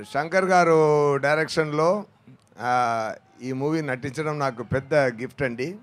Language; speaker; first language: Telugu; non-native, learner; Tamil